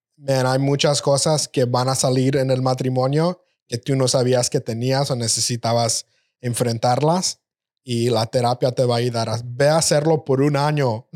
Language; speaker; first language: Spanish; early bilingual, heritage; Spanish